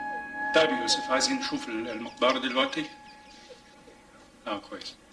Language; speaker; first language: Arabic; non-native, fluent; English